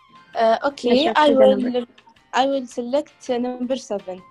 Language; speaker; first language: English; non-native, learner; Arabic